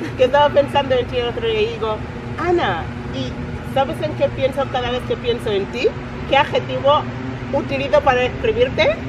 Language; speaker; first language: Spanish; non-native, fluent; English